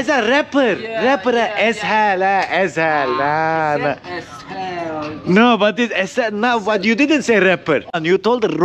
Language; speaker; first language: English; non-native, learner; Turkish